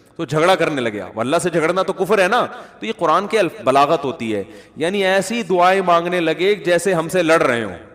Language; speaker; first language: Urdu; native; Urdu